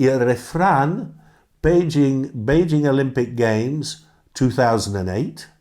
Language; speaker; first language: Spanish; non-native, fluent; English